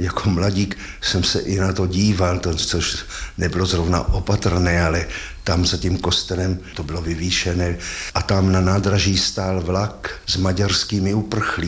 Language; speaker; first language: Czech; native; Czech